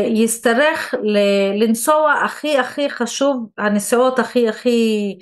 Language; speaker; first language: Hebrew; non-native, local second language; Arabic